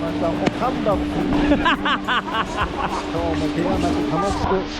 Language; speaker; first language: Japanese; native; Japanese